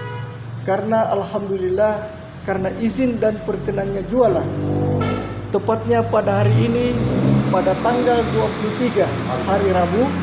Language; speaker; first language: Indonesian; native; Indonesian